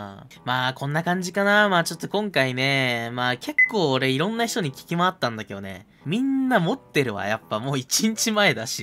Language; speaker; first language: Japanese; native; Japanese